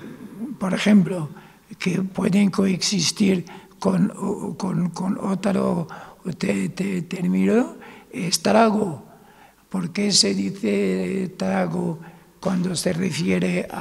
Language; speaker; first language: Spanish; non-native, fluent; Arabic